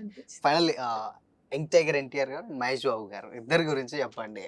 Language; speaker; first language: Telugu; native; Telugu